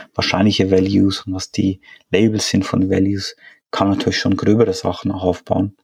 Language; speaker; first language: German; native; German